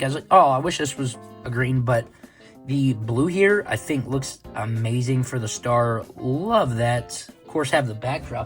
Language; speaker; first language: English; native; English